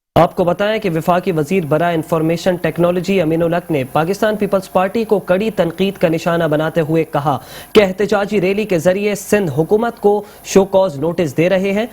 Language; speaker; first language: Urdu; native; Urdu